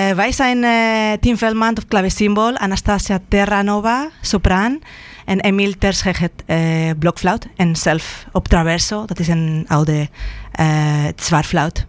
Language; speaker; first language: Dutch; non-native, fluent; Spanish